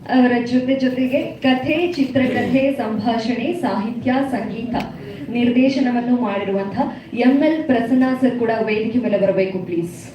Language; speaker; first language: Kannada; native; Kannada